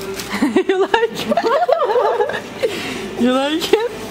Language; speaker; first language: English; non-native, fluent; Turkish